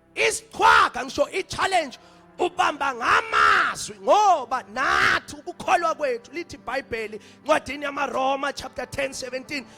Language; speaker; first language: Zulu; native; Zulu